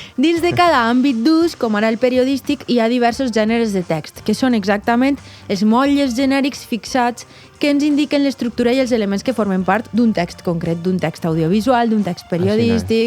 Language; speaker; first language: Catalan; native; Catalan